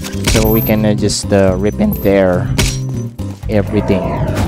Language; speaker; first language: English; non-native, local second language; Filipino